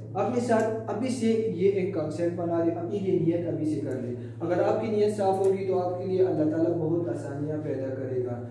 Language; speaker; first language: Urdu; non-native, local second language; Pashto